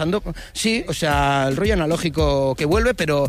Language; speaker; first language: Spanish; native; Spanish